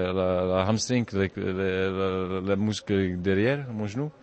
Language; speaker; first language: French; non-native, fluent; Czech